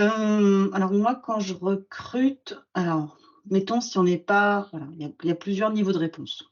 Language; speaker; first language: French; native; French